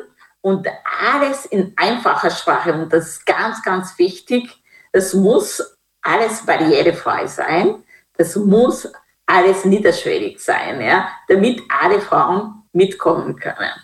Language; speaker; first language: German; non-native, fluent; Kinyarwanda